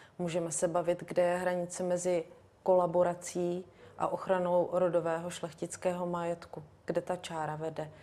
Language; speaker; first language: Czech; native; Czech